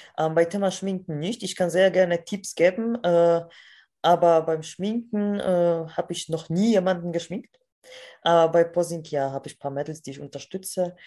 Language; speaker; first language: German; non-native, fluent; Polish